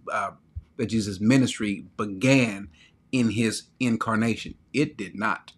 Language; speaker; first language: English; native; English